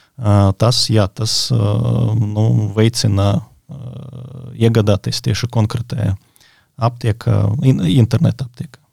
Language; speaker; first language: Latvian; non-native, local second language; Russian